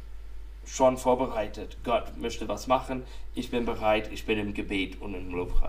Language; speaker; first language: German; non-native, fluent; English